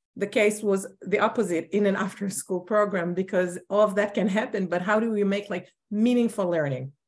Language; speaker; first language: English; non-native, fluent; Hebrew